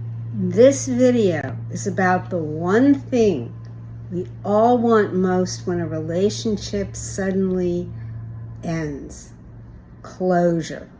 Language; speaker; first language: English; native; English